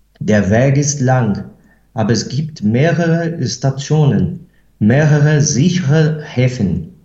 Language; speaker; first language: German; non-native, fluent; Portuguese